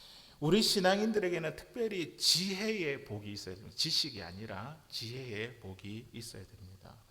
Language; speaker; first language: Korean; native; Korean